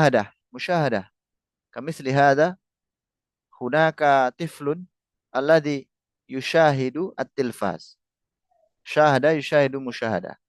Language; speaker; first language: Arabic; non-native, fluent; Indonesian